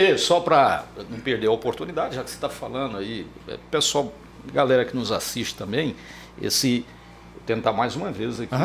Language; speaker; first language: Portuguese; native; Portuguese